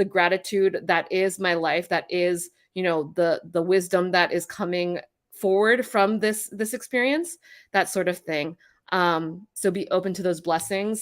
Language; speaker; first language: English; native; English